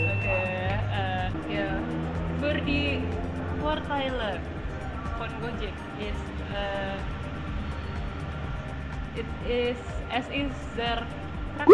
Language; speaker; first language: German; non-native, learner; Indonesian